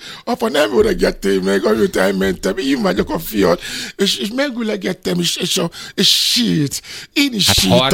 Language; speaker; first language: Hungarian; non-native, fluent; Yoruba